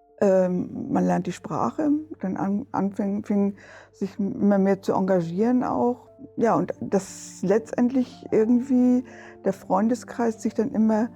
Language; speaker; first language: German; native; German